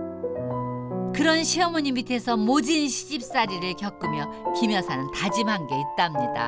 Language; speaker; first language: Korean; native; Korean